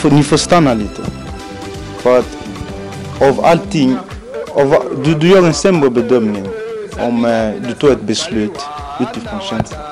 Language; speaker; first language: Swedish; non-native, fluent; Lingala